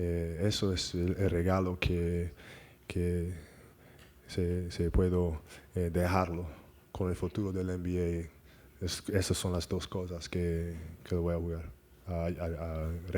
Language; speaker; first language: Spanish; non-native, learner; English